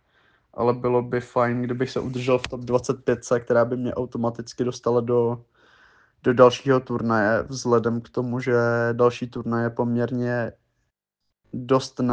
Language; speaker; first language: Czech; native; Czech